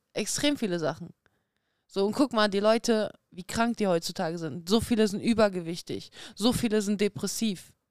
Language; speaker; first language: German; early bilingual, other home language; Russian